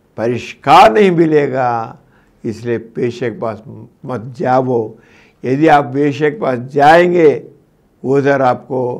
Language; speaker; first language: Hindi; non-native, local second language; Telugu